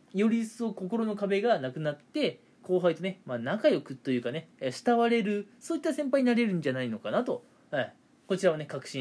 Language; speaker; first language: Japanese; native; Japanese